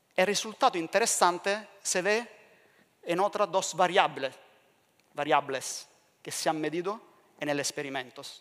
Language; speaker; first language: Spanish; non-native, learner; Italian